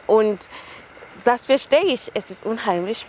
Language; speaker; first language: German; non-native, fluent; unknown